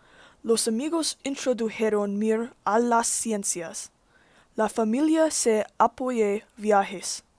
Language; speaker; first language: Spanish; non-native, learner; English